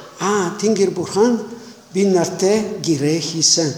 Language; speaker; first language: Mongolian; non-native, learner; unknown